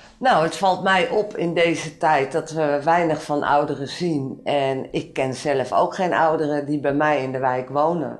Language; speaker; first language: Dutch; native; Dutch